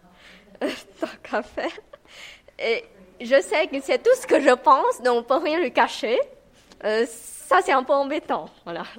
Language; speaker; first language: French; non-native, fluent; Vietnamese